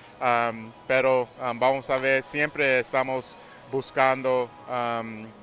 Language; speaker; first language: Spanish; non-native, learner; English